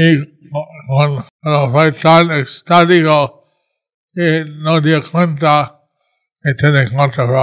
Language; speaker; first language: Spanish; non-native, learner; English